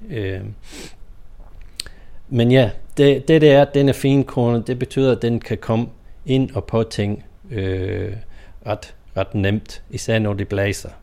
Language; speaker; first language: Danish; non-native, fluent; English